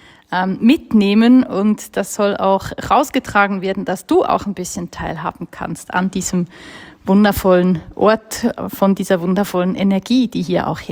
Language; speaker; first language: German; native; German